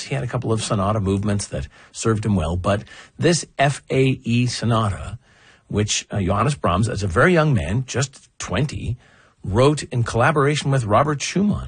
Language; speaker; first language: English; native; English